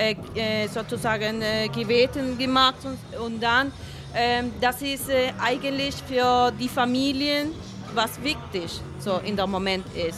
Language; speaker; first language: German; non-native, fluent; Spanish